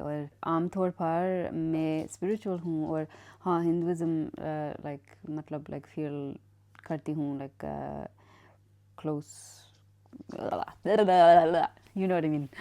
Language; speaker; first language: Hindi; non-native, learner; English